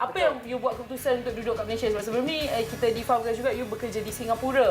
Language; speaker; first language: Malay; native; Malay